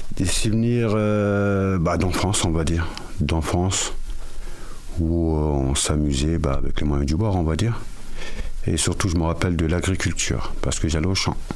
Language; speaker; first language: French; early bilingual, other home language; Mandingo